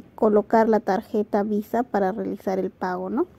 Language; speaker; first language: Spanish; native; Spanish